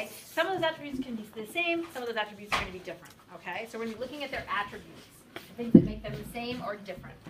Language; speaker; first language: English; native; English